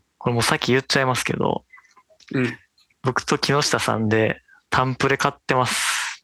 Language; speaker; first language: Japanese; native; Japanese